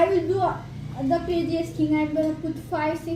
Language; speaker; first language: English; non-native, fluent; Nepali